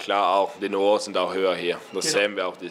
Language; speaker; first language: German; non-native, learner; Norwegian